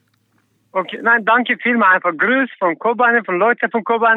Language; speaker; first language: German; non-native, learner; Kurdish